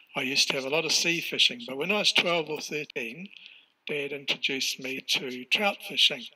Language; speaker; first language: English; native; English